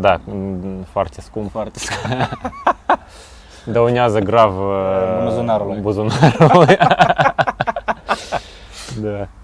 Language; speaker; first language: Romanian; non-native, local second language; Russian